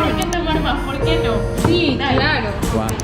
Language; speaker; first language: Spanish; non-native, learner; Korean